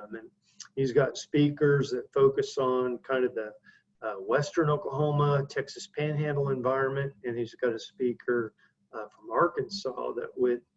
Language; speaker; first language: English; native; English